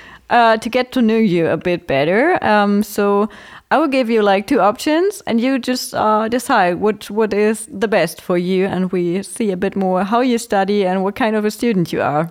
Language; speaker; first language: English; non-native, fluent; German